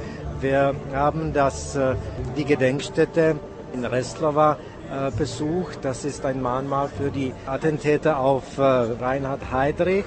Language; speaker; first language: German; non-native, fluent; Czech